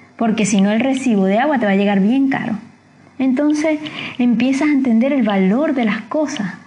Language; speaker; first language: Spanish; native; Spanish